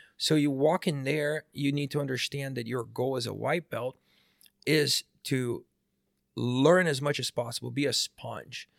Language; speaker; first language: English; non-native, fluent; Portuguese